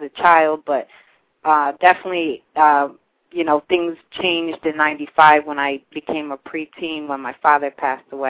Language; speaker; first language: English; native; English